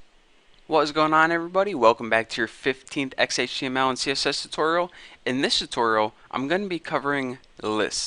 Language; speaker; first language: English; native; English